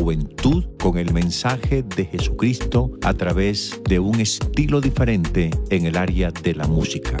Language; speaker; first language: Spanish; native; Spanish